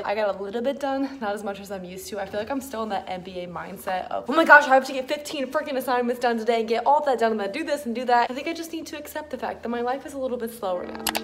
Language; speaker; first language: English; native; English